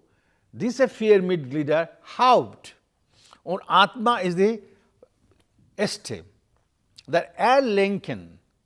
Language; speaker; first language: German; non-native, learner; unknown